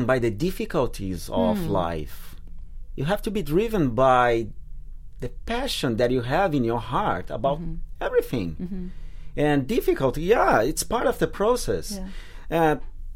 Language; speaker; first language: English; non-native, fluent; Portuguese